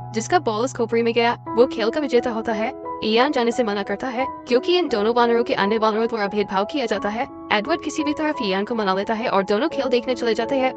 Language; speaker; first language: Hindi; native; Hindi